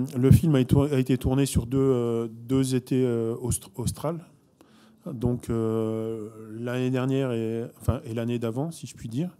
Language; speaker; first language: French; native; French